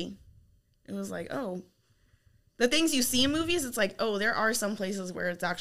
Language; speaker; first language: English; native; English